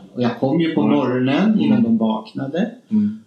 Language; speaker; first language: Swedish; early bilingual, other home language; Spanish